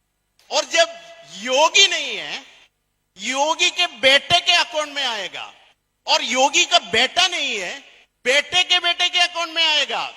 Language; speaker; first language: Hindi; non-native, local second language; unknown